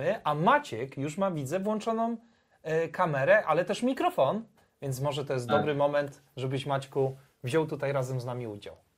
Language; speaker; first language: Polish; native; Polish